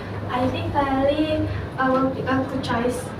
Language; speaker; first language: English; non-native, learner; Indonesian